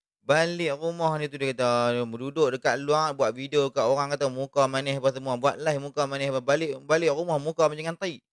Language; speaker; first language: Malay; native; Malay